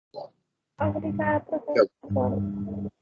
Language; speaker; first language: Portuguese; non-native, learner; Spanish